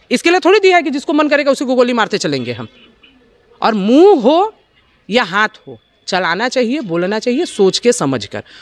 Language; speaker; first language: Hindi; native; Hindi